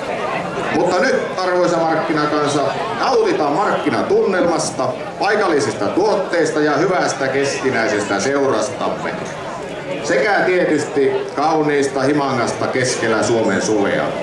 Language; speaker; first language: Finnish; native; Finnish